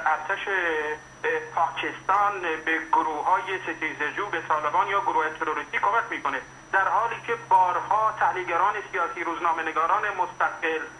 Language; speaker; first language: Persian; non-native, local second language; Central Kurdish